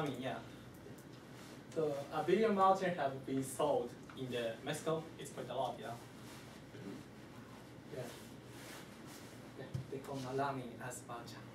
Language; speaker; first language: English; non-native, fluent; Japanese